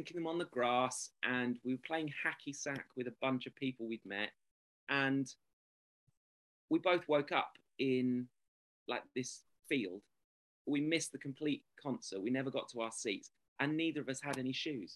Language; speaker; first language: English; native; English